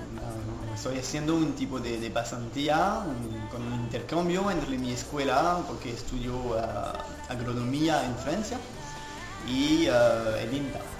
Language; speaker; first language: Spanish; non-native, fluent; French